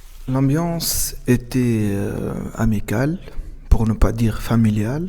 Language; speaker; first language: French; non-native, local second language; Arabic